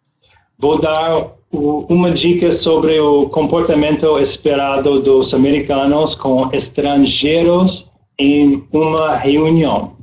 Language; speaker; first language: Portuguese; non-native, learner; English